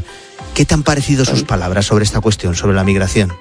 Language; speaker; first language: Spanish; native; Spanish